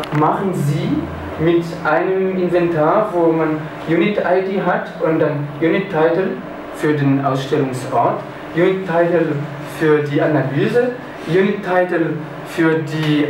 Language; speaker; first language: German; non-native, fluent; French